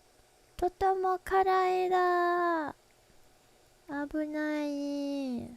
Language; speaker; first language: Japanese; non-native, learner; English